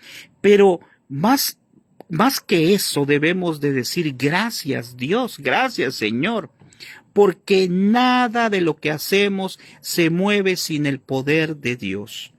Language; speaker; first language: Spanish; native; Spanish